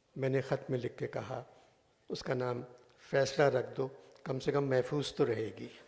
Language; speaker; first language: Urdu; native; Urdu